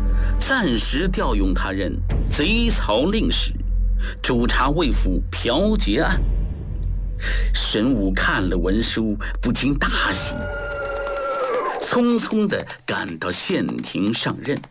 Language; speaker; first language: Chinese; native; Chinese